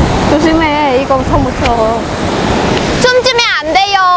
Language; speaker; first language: Korean; non-native, learner; Vietnamese